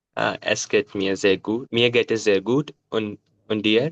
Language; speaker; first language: German; non-native, learner; Hindi